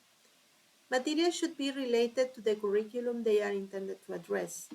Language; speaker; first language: English; non-native, fluent; Spanish